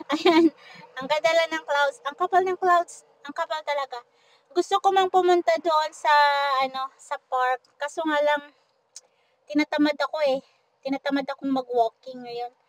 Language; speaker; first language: Filipino; non-native, local second language; Hiligaynon